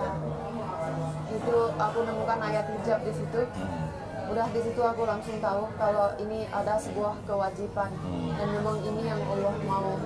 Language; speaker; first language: Indonesian; non-native, fluent; Finnish